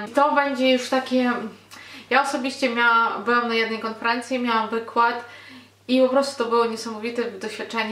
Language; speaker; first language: Polish; non-native, fluent; Ukrainian